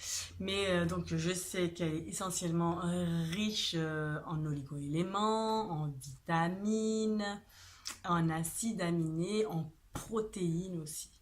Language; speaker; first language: French; native; French